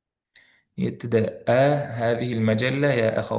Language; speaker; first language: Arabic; non-native, fluent; Uzbek